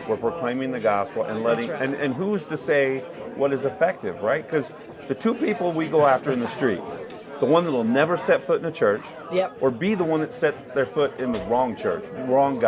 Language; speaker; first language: English; native; English